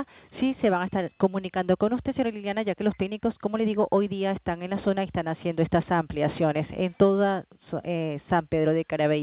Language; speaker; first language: Spanish; native; Spanish